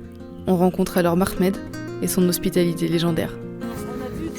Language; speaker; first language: French; native; French